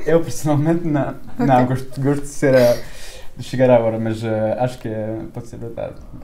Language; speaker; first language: Portuguese; early bilingual, heritage; French